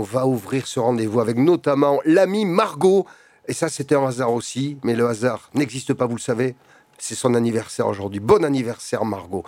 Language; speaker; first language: French; native; French